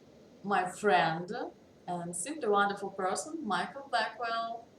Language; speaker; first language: English; non-native, learner; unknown